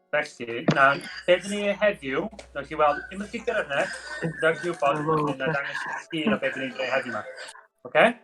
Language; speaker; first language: Welsh; native; Welsh